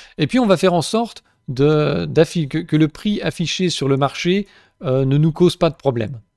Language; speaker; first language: French; native; French